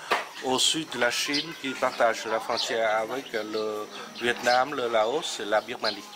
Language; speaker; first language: French; non-native, fluent; Vietnamese